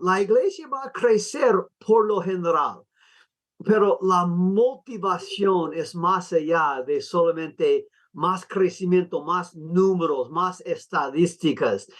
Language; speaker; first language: Spanish; non-native, fluent; English